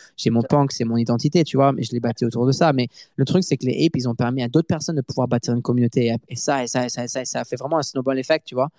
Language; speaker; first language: French; native; French